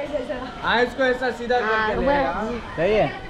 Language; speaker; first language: Hindi; non-native, local second language; Bangla